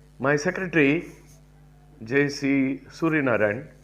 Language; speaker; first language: English; non-native, local second language; Tamil